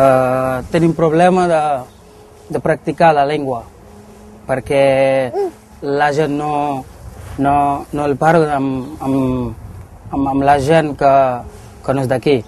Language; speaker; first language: Catalan; non-native, learner; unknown